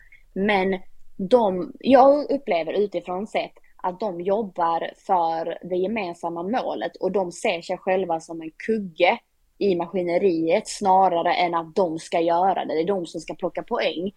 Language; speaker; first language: Swedish; native; Swedish